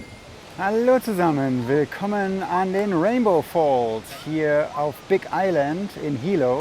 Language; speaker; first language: German; native; German